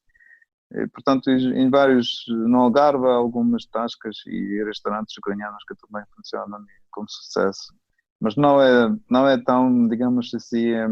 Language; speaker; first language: Portuguese; non-native, fluent; Ukrainian